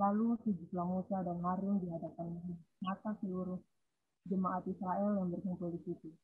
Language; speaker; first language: Indonesian; native; Indonesian